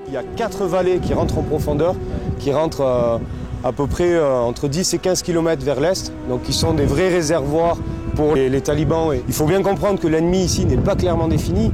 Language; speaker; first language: French; native; French